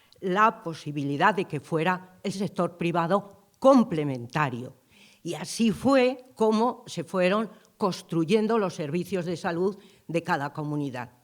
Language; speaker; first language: Spanish; native; Spanish